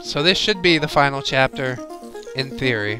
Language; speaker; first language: English; native; English